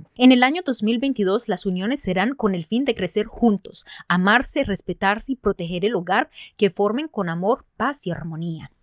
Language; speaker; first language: Spanish; early bilingual, other home language; English